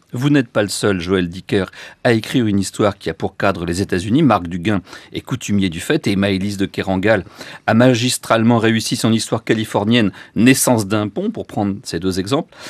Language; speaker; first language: French; native; French